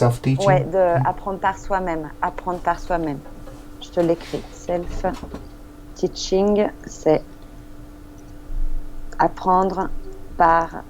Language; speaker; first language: French; non-native, fluent; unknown